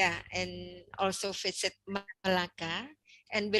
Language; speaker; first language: English; non-native, learner; Indonesian